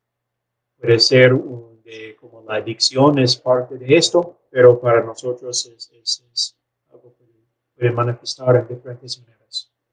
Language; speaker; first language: Spanish; non-native, learner; English